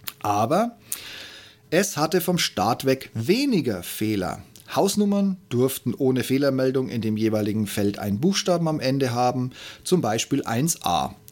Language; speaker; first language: German; native; German